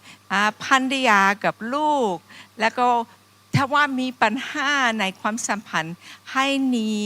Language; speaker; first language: Thai; non-native, fluent; English